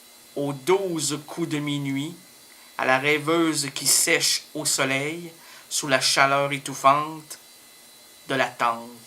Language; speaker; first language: French; native; French